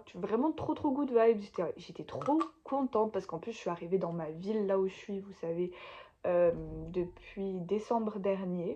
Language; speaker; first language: French; native; French